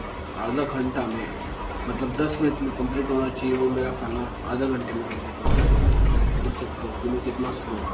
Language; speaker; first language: Hindi; native; Hindi